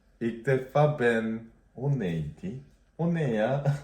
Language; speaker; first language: Turkish; non-native, learner; Korean